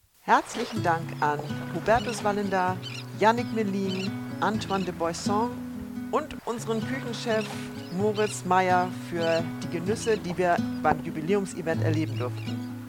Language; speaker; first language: German; native; German